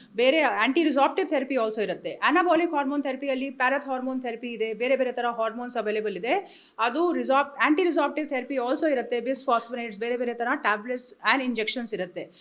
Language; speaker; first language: Kannada; non-native, learner; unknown